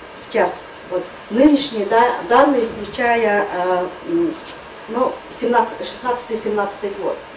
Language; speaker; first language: Russian; non-native, fluent; Mongolian